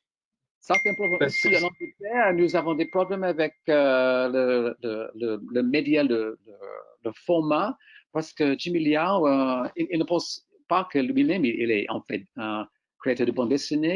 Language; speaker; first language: French; non-native, fluent; English